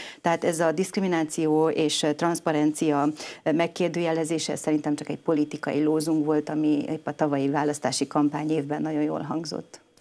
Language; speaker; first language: Hungarian; native; Hungarian